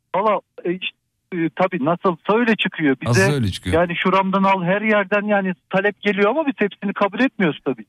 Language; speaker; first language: Turkish; native; Turkish